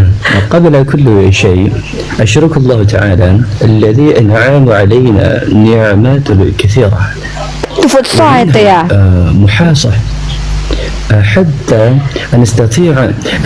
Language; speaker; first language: Arabic; non-native, learner; Indonesian